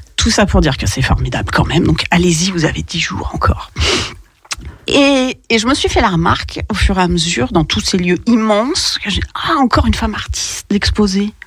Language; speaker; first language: French; native; French